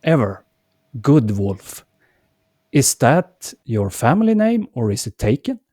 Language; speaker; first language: English; non-native, fluent; Swedish